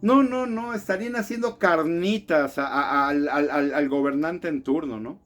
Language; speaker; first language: Spanish; native; Spanish